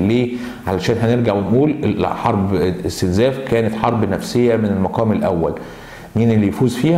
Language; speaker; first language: Arabic; native; Arabic